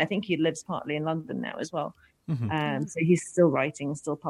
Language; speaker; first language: English; non-native, fluent; Russian